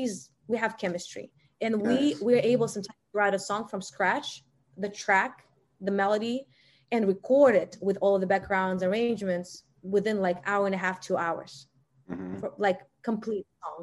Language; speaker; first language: English; non-native, fluent; Russian